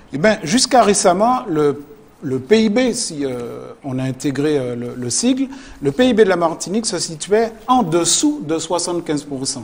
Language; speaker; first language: French; native; French